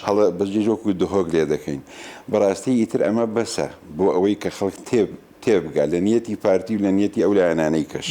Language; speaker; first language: Central Kurdish; non-native, local second language; Gurani